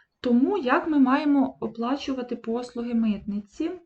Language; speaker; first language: Ukrainian; native; Ukrainian